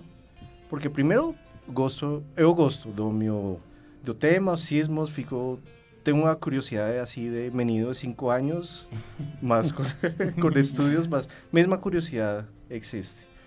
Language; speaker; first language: Portuguese; non-native, fluent; Spanish